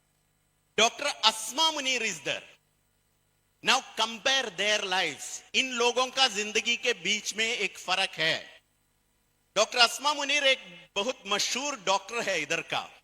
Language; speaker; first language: Hindi; non-native, fluent; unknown